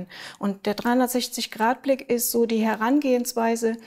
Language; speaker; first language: German; native; German